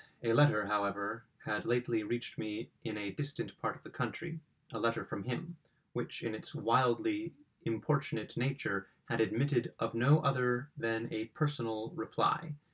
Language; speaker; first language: English; native; English